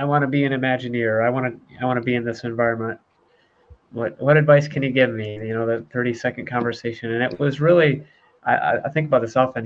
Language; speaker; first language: English; native; English